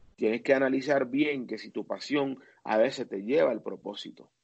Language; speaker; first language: Spanish; early bilingual, heritage; Spanish